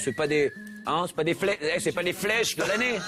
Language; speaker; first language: French; native; French